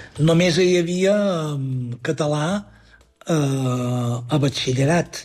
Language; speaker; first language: Catalan; native; Catalan